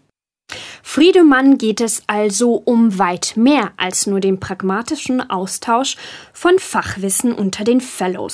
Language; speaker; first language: German; native; German